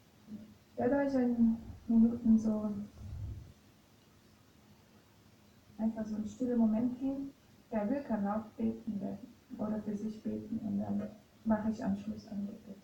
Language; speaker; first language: German; non-native, fluent; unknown